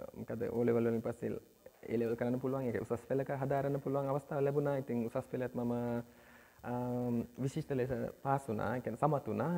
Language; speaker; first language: Sinhala; early bilingual, other home language; Nepali